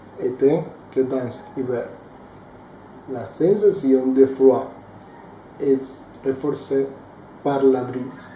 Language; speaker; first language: French; non-native, learner; Spanish